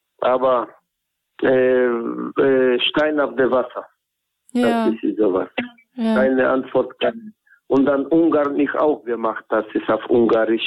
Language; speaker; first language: German; non-native, learner; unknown